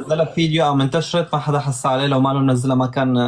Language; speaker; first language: Arabic; native; Arabic